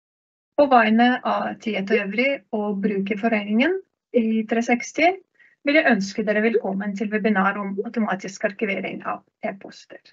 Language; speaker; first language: Norwegian; non-native, fluent; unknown